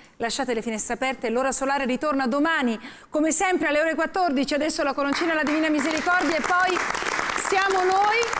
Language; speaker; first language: Italian; native; Italian